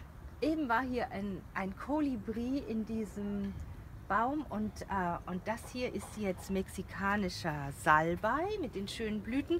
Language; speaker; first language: German; native; German